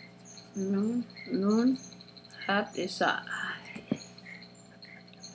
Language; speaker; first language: English; non-native, learner; Spanish